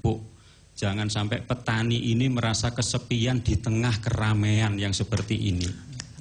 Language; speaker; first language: Indonesian; non-native, local second language; Javanese